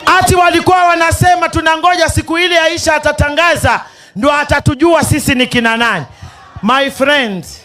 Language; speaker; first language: Swahili; non-native, local second language; Giryama